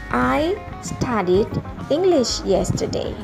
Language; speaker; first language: English; non-native, learner; Indonesian